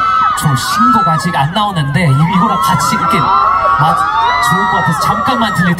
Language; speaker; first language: Korean; non-native, fluent; English